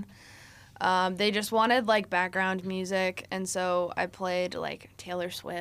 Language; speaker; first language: English; native; English